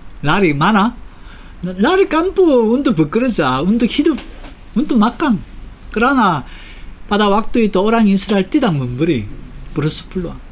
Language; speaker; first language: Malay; non-native, fluent; Korean